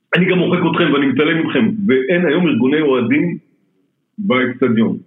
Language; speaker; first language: Hebrew; native; Hebrew